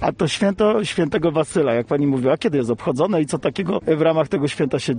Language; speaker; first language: Polish; native; Polish